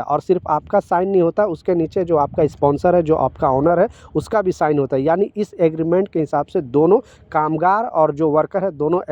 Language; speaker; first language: Hindi; native; Hindi